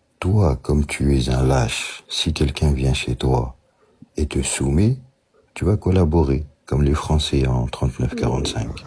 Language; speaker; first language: French; early bilingual, other home language; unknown